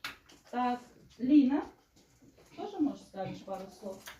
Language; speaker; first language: Russian; native; Russian